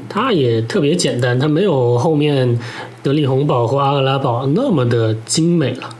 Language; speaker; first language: Chinese; native; Chinese